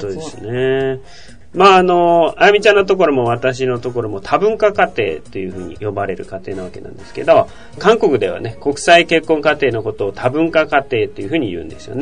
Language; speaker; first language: Japanese; native; Japanese